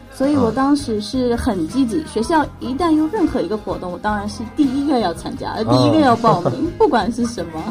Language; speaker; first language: Chinese; non-native, fluent; Arabic